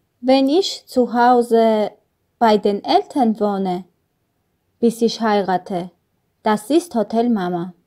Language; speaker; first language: German; non-native, learner; Armenian